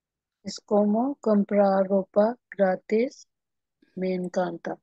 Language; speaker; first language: Spanish; non-native, learner; Urdu